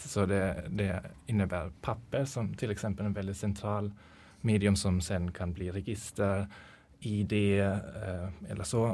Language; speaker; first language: Swedish; non-native, fluent; German